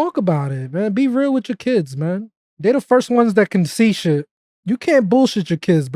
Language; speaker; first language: English; native; English